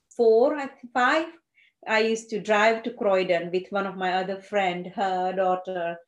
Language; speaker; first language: English; non-native, local second language; Gujarati